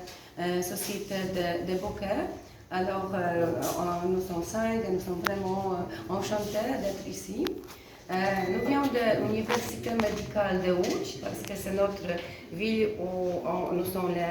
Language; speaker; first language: French; non-native, fluent; Polish